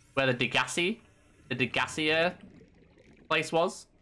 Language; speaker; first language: English; native; English